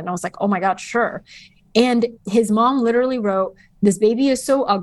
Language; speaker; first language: English; early bilingual, other home language; Bulgarian